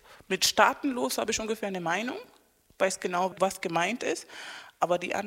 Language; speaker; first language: German; non-native, fluent; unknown